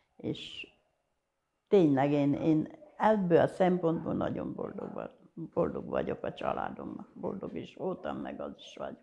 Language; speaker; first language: Hungarian; native; Hungarian